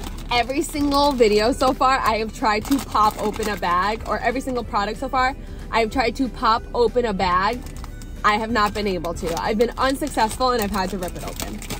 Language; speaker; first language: English; native; English